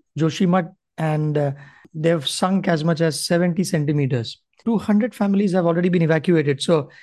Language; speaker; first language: English; non-native, local second language; Marathi